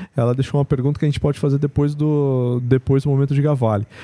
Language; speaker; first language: Portuguese; native; Portuguese